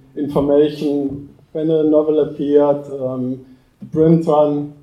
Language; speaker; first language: English; non-native, fluent; German